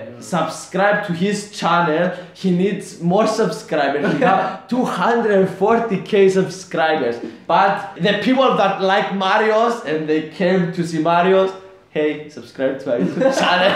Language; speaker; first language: English; non-native, learner; Greek